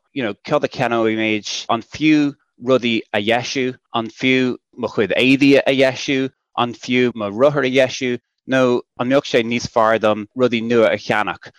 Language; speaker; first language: Irish; non-native, local second language; English